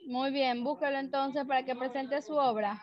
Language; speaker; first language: Spanish; native; Spanish